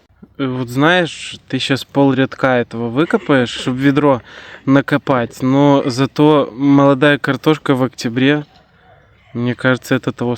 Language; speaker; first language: Russian; native; Russian